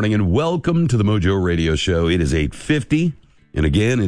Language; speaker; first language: English; native; English